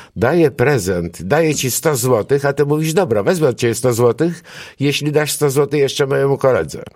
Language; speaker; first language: Polish; early bilingual, other home language; Greek